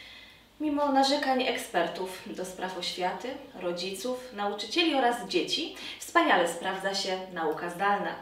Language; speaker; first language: Polish; native; Polish